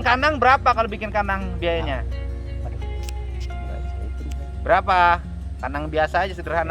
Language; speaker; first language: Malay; non-native, local second language; Sundanese